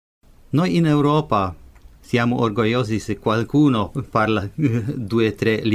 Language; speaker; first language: Italian; non-native, fluent; Hungarian